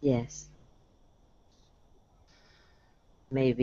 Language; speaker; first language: English; non-native, learner; Spanish